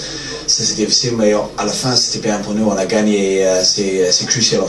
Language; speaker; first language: French; non-native, fluent; English